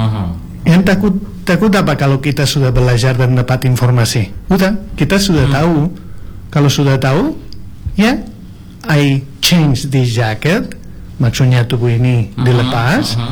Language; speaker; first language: Indonesian; non-native, learner; Spanish